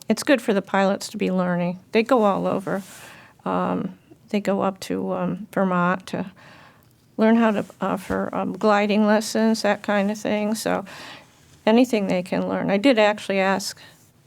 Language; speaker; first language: English; native; English